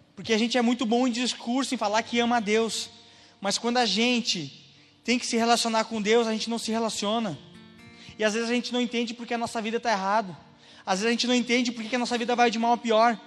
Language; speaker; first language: Portuguese; native; Portuguese